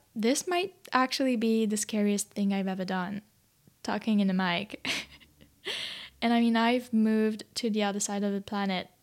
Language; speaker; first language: English; non-native, fluent; French